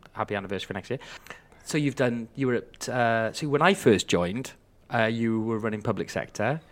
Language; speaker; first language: English; native; English